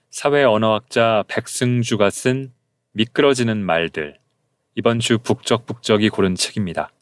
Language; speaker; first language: Korean; native; Korean